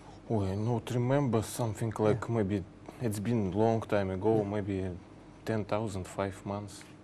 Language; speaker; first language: English; non-native, learner; Russian